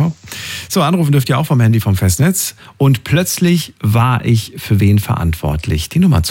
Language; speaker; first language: German; native; German